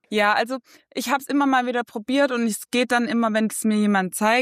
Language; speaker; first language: German; native; German